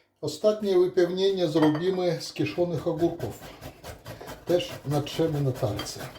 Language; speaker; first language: Polish; non-native, learner; Russian